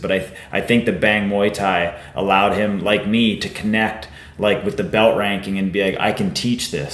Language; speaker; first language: English; native; English